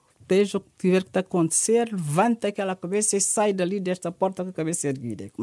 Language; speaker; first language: Portuguese; non-native, local second language; Upper Guinea Crioulo